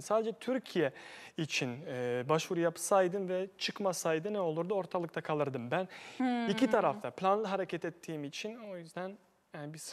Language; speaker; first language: Turkish; non-native, fluent; Bosnian